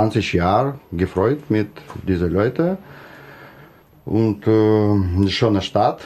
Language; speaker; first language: German; non-native, learner; Russian